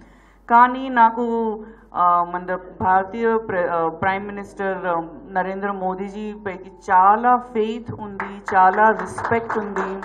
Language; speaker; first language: Telugu; non-native, learner; Gujarati